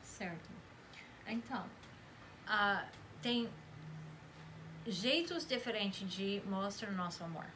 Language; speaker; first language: Portuguese; non-native, fluent; English